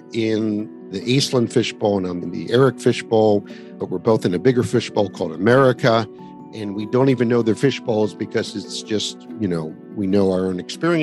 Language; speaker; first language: English; native; English